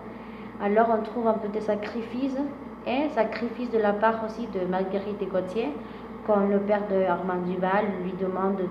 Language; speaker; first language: French; non-native, fluent; Spanish